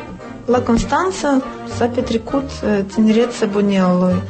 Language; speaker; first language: Romanian; non-native, local second language; Russian